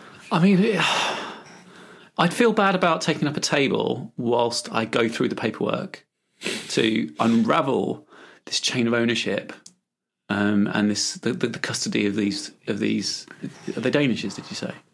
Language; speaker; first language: English; native; English